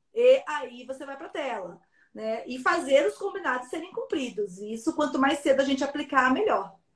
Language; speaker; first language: Portuguese; native; Portuguese